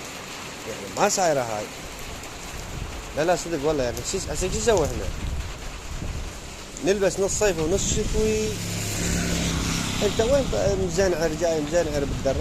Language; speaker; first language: Arabic; native; Arabic